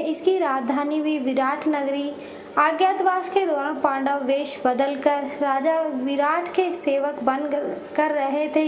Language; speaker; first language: Hindi; native; Hindi